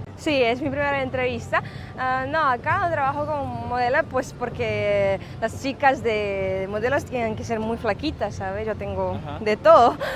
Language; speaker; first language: Spanish; early bilingual, other home language; Ukrainian